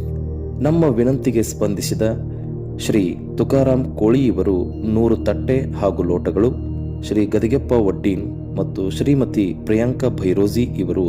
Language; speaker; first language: Kannada; native; Kannada